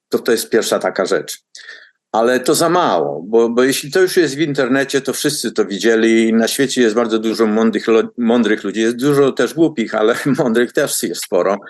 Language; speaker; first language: Polish; native; Polish